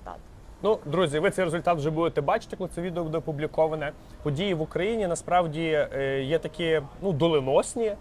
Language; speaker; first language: Ukrainian; native; Ukrainian